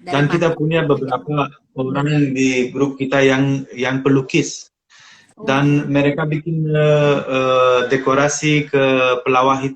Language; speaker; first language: Indonesian; non-native, fluent; Romanian